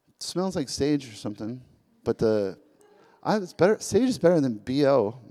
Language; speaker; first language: English; early bilingual, other home language; Spanish